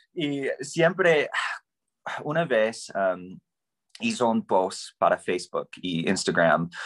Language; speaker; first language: Spanish; non-native, fluent; English